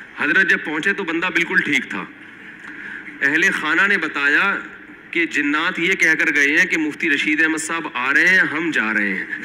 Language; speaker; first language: Urdu; native; Urdu